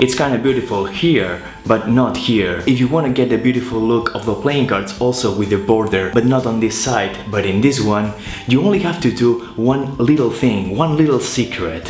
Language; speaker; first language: English; non-native, fluent; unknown